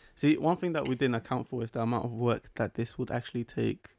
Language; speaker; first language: English; early bilingual, other home language; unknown